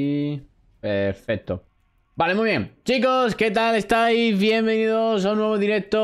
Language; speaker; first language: Spanish; native; Spanish